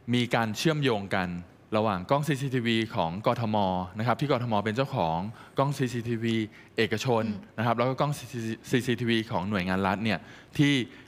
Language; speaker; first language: Thai; native; Thai